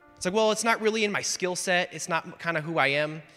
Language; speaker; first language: English; native; English